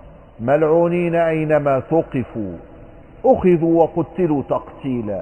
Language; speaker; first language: Arabic; native; Arabic